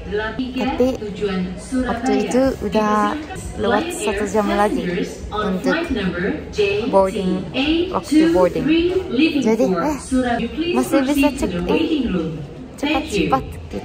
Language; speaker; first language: Indonesian; non-native, fluent; Japanese